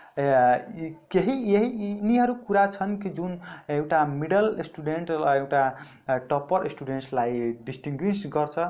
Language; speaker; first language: Nepali; non-native, local second language; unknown